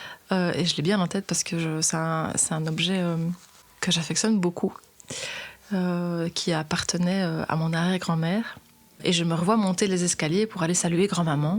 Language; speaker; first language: French; native; French